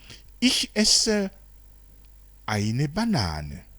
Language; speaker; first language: German; non-native, fluent; Rundi